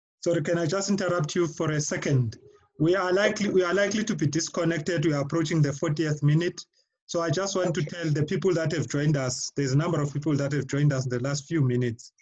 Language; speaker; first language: English; non-native, local second language; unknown